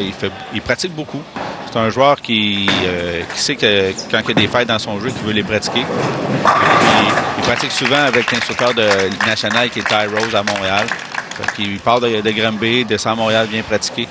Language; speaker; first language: French; native; French